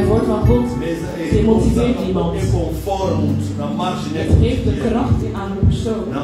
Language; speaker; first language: Dutch; non-native, fluent; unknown